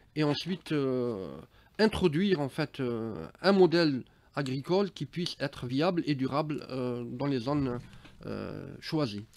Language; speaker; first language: French; non-native, local second language; Arabic